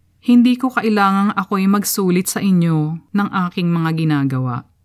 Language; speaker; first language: Filipino; native; Filipino